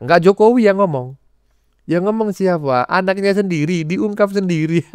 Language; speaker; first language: Indonesian; native; Indonesian